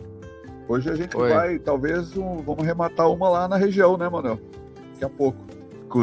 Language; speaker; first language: Portuguese; native; Portuguese